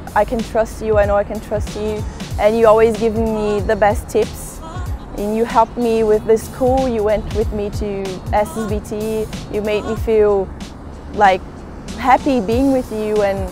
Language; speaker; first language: English; non-native, fluent; Portuguese